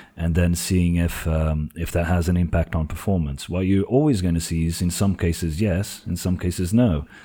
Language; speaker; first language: English; non-native, fluent; Portuguese